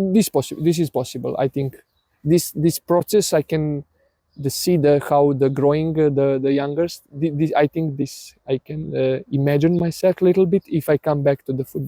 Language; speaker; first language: English; non-native, learner; Serbian